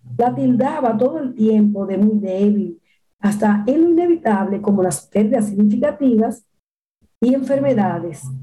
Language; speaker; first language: Spanish; native; Spanish